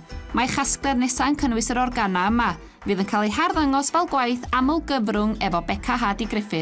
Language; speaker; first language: Welsh; native; Welsh